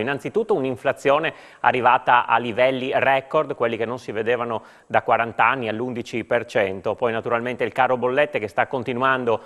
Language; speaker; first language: Italian; native; Italian